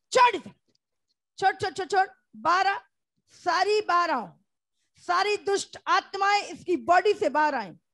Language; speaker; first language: Hindi; native; Hindi